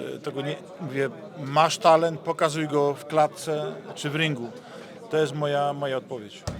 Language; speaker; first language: Polish; native; Polish